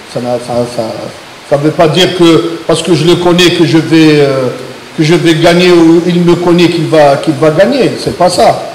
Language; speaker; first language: French; non-native, local second language; Arabic